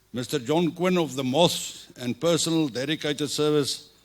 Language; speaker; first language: English; non-native, local second language; Afrikaans